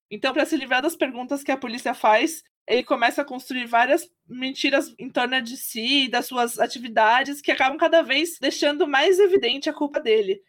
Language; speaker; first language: Portuguese; early bilingual, other home language; Spanish